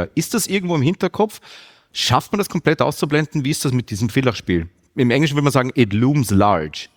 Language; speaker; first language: German; native; German